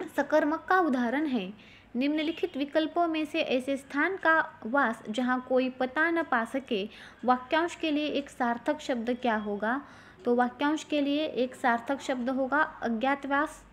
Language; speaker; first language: Hindi; non-native, local second language; Marathi